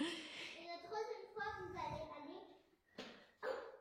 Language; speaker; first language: French; early bilingual, other home language; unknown